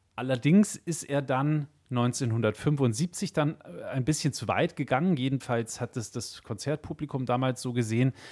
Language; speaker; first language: German; native; German